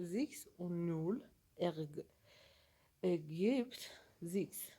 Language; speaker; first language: German; non-native, learner; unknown